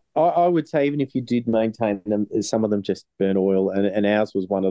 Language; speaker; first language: English; native; English